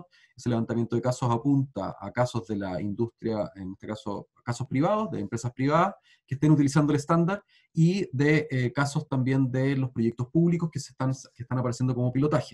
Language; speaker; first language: Spanish; native; Spanish